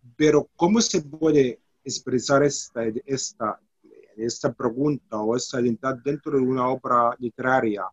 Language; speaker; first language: Spanish; non-native, fluent; Arabic